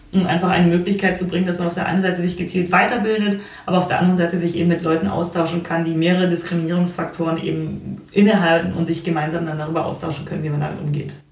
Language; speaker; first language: German; early bilingual, other home language; Polish